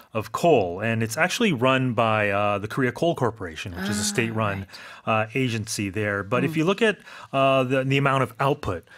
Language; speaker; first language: English; native; English